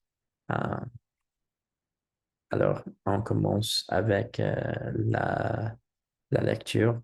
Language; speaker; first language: French; non-native, learner; English